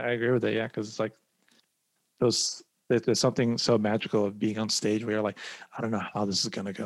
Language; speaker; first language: English; early bilingual, other home language; Somali